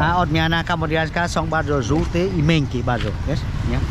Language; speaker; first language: Polish; non-native, learner; Khmer